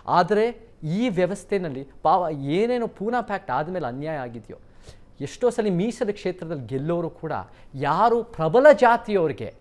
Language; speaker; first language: Kannada; early bilingual, heritage; Kannada